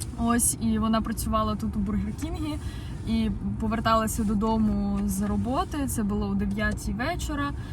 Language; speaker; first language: Ukrainian; non-native, local second language; Russian